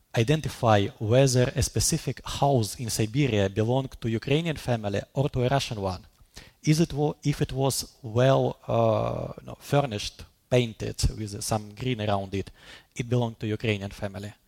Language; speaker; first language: English; non-native, fluent; Russian